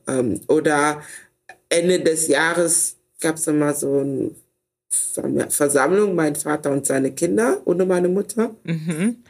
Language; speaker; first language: German; early bilingual, other home language; Ewe